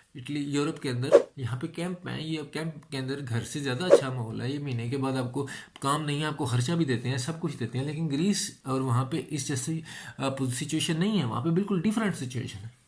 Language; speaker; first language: Urdu; non-native, local second language; Punjabi